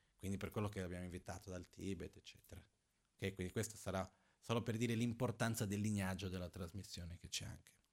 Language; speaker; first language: Italian; non-native, fluent; Portuguese